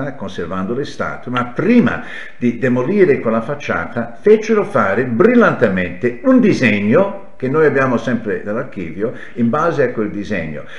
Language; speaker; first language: Italian; non-native, fluent; English